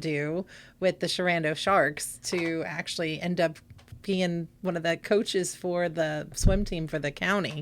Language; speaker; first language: English; native; English